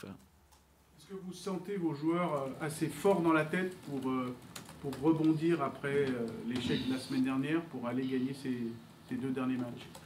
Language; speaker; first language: French; native; French